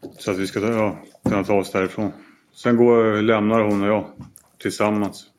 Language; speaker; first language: Swedish; native; Swedish